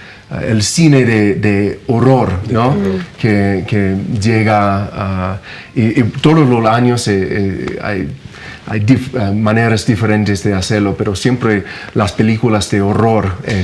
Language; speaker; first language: Spanish; non-native, fluent; English